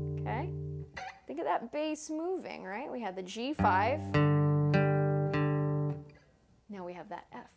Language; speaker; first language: English; native; English